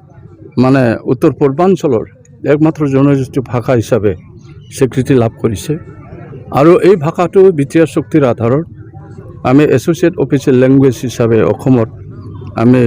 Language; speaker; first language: Assamese; non-native, local second language; Bodo